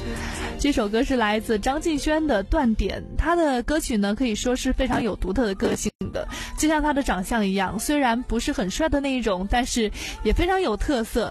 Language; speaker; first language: Chinese; native; Chinese